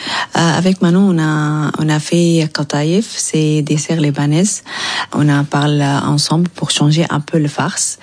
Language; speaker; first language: French; non-native, learner; Arabic